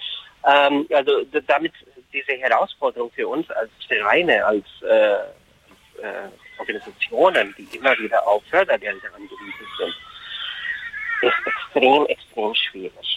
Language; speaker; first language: German; non-native, fluent; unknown